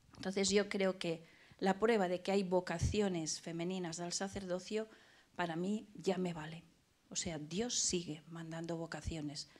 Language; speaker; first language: Spanish; native; Spanish